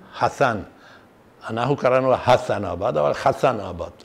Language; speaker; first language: Hebrew; non-native, fluent; Persian